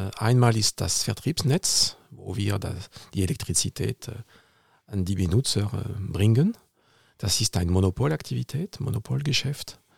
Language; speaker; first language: German; non-native, fluent; French